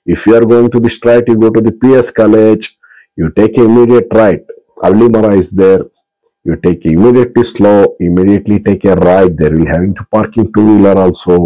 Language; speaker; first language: English; non-native, local second language; Kannada